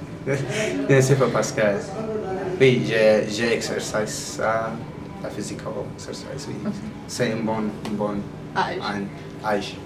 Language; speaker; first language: French; non-native, learner; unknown